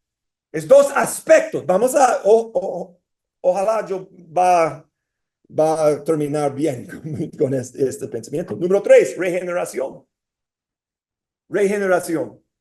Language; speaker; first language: Spanish; non-native, fluent; English